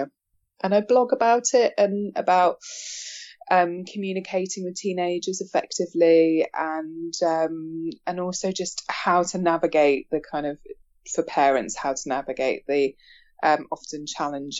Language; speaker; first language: English; native; English